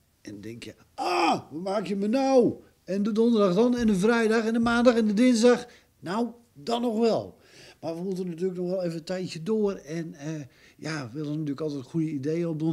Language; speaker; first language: Dutch; native; Dutch